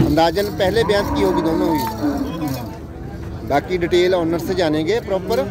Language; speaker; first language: Hindi; non-native, local second language; Punjabi